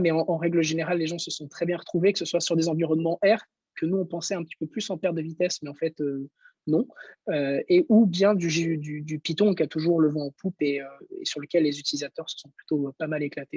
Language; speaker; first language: French; native; French